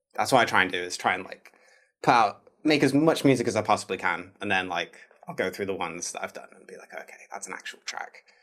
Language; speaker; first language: English; native; English